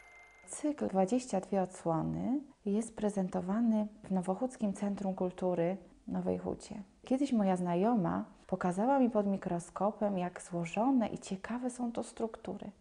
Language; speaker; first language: Polish; native; Polish